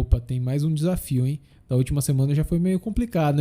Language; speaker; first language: Portuguese; native; Portuguese